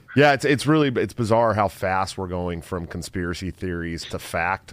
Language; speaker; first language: English; native; English